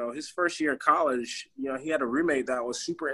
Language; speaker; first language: English; native; English